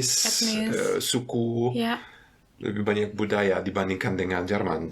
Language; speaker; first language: Indonesian; non-native, fluent; German